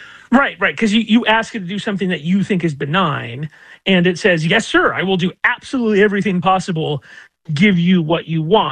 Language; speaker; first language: English; native; English